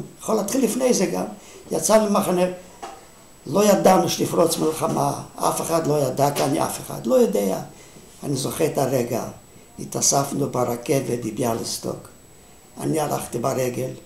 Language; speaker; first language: Hebrew; non-native, fluent; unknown